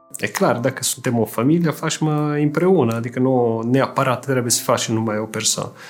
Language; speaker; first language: Romanian; non-native, fluent; Italian